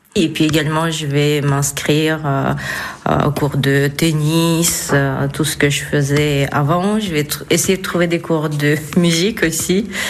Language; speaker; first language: French; non-native, fluent; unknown